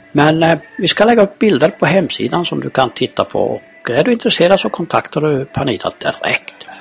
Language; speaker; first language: Swedish; native; Swedish